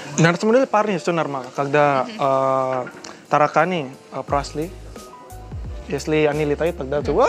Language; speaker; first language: Russian; non-native, learner; Indonesian